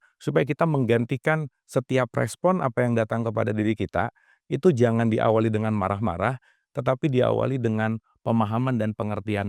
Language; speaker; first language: Indonesian; native; Indonesian